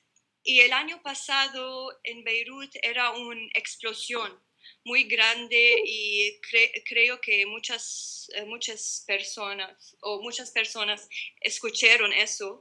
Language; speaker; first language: Spanish; non-native, learner; Arabic